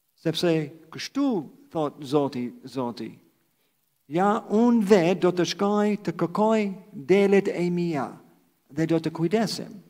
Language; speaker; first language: Albanian; non-native, fluent; English